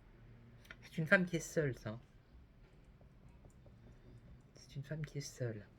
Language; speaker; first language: French; native; French